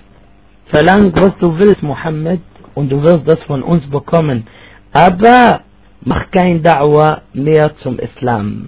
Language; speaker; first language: German; non-native, fluent; Arabic